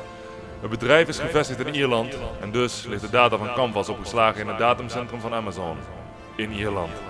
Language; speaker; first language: Dutch; native; Dutch